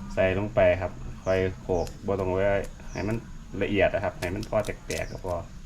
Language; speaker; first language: Thai; native; Thai